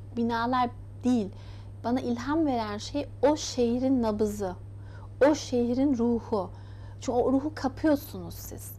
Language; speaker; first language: Turkish; early bilingual, heritage; Turkish